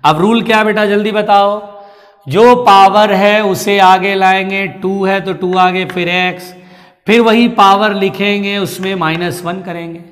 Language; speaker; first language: Hindi; native; Hindi